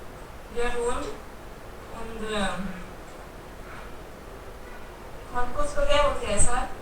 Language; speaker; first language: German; non-native, learner; Hindi